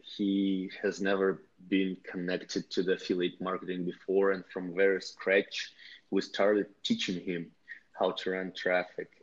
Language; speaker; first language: English; non-native, fluent; Russian